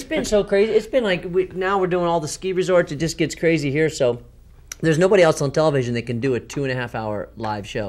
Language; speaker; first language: English; native; English